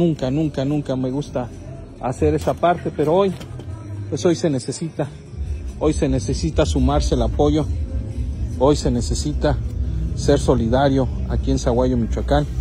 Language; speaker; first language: Spanish; native; Spanish